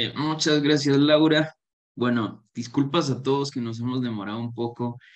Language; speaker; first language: Spanish; native; Spanish